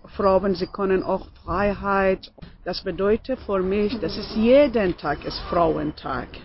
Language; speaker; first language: German; non-native, learner; Persian